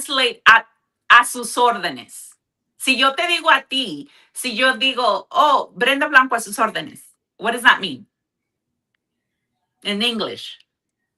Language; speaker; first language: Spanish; early bilingual, heritage; Spanish